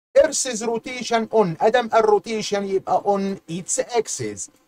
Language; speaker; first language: English; non-native, fluent; Arabic